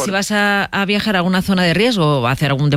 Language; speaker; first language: Spanish; native; Spanish